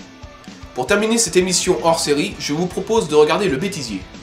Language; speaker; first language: French; native; French